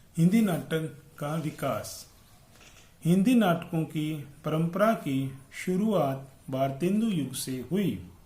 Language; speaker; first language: Hindi; native; Hindi